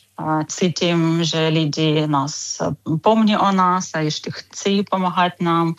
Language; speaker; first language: Czech; non-native, fluent; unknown